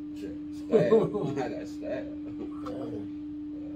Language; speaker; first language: English; native; English